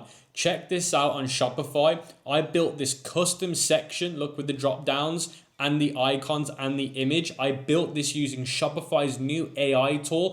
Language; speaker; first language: English; native; English